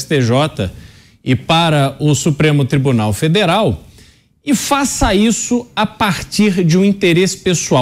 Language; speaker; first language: Portuguese; native; Portuguese